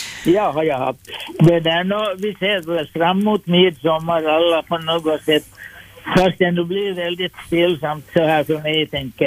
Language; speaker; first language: Swedish; native; Swedish